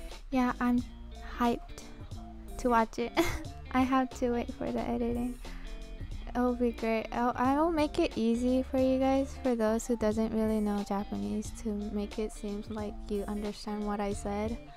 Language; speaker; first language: English; early bilingual, other home language; Japanese